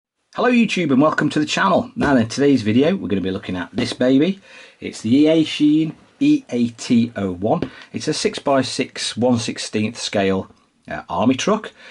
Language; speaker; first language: English; native; English